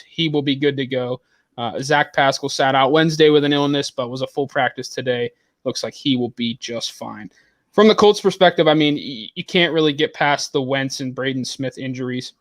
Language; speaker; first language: English; native; English